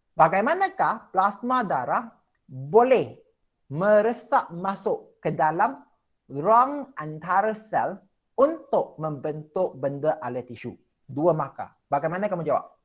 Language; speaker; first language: Malay; non-native, local second language; Chinese